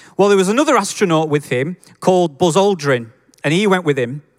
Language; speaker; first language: English; native; English